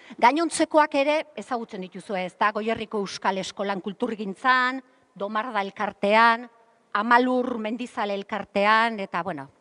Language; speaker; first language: Basque; native; Basque